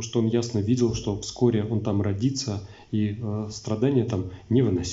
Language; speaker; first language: Russian; native; Russian